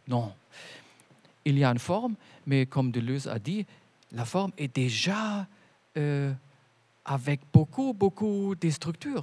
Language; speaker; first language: French; non-native, fluent; German